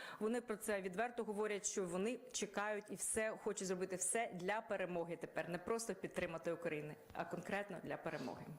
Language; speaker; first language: Ukrainian; native; Ukrainian